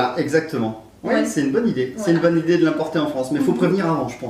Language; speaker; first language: French; native; French